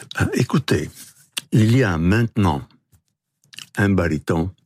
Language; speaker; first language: French; non-native, fluent; Italian